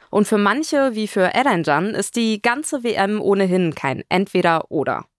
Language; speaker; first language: German; early bilingual, other home language; Turkish